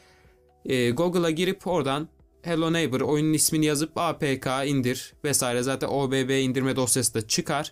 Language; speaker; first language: Turkish; native; Turkish